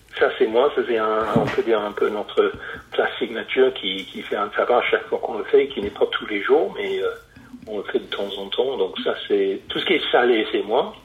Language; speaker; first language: French; non-native, fluent; English